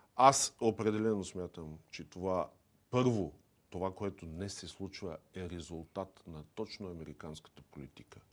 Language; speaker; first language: Bulgarian; native; Bulgarian